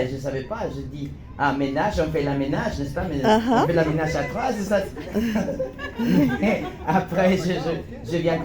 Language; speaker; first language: French; non-native, learner; Spanish